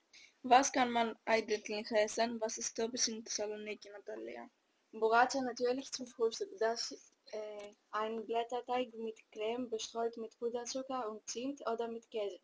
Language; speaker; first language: German; non-native, learner; Greek